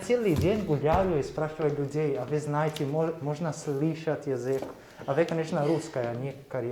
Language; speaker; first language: Russian; non-native, learner; Italian